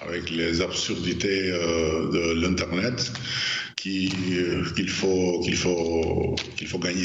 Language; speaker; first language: French; non-native, fluent; Albanian